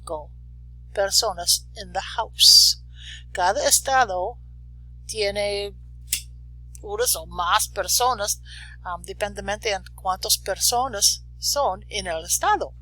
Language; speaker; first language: Spanish; non-native, learner; English